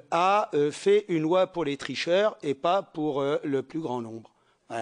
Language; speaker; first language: French; native; French